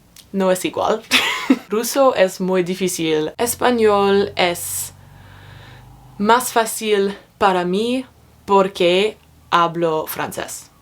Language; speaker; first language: Spanish; non-native, learner; English